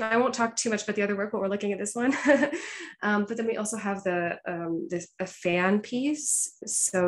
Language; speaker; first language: English; native; English